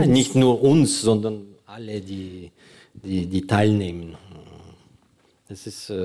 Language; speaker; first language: German; non-native, fluent; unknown